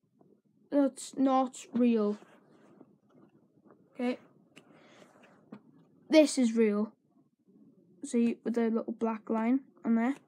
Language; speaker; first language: English; native; English